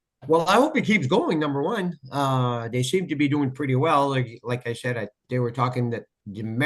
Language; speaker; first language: English; native; English